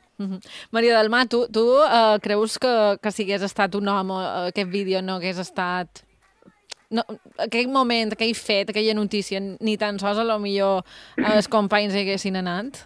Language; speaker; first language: Catalan; native; Catalan